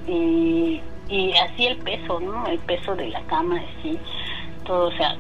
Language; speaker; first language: Spanish; native; Spanish